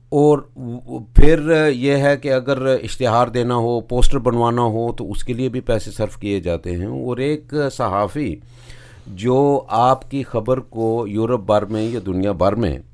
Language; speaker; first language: Urdu; non-native, local second language; Punjabi